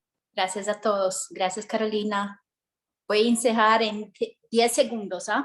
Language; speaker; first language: Spanish; non-native, fluent; Portuguese